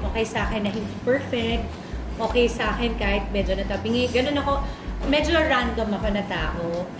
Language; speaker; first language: Filipino; native; Filipino